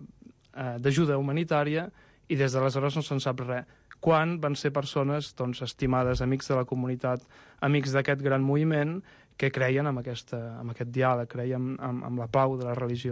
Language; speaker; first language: Catalan; native; Catalan